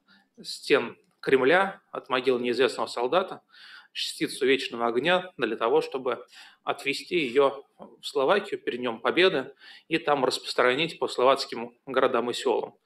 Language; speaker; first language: Russian; native; Russian